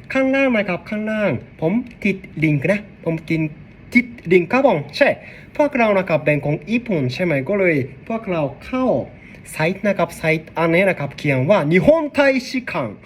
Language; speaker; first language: Thai; non-native, learner; Japanese